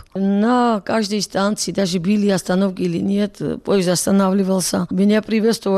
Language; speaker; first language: Russian; non-native, local second language; Georgian